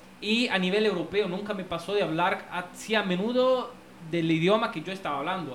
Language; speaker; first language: Spanish; non-native, fluent; Italian